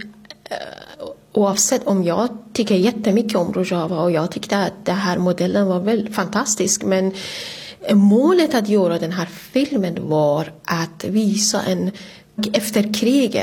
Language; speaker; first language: Swedish; non-native, fluent; Persian